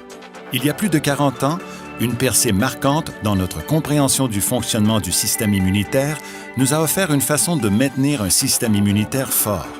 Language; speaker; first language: French; native; French